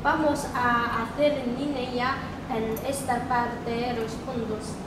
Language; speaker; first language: Spanish; non-native, learner; Chinese